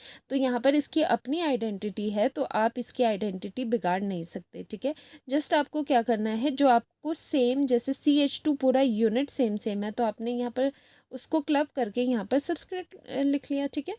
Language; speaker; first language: Hindi; native; Hindi